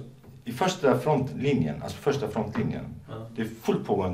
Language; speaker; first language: Swedish; non-native, fluent; Kurdish